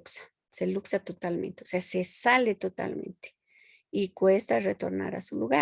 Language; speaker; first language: Spanish; native; Spanish